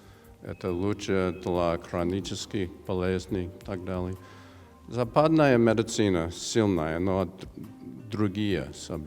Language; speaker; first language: Russian; non-native, learner; English